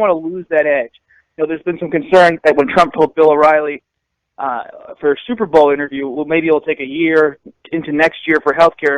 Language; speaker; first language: English; native; English